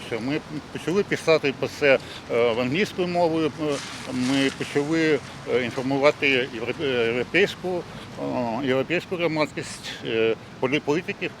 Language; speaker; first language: Ukrainian; non-native, local second language; Russian